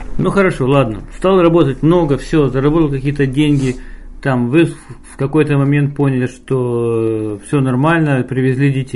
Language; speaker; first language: Russian; native; Russian